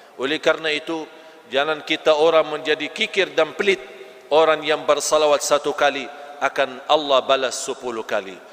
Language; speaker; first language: Malay; non-native, fluent; Arabic